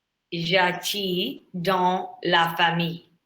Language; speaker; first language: French; non-native, learner; English